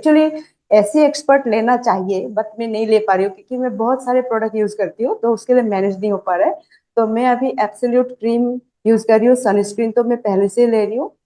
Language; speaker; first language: Hindi; non-native, local second language; Assamese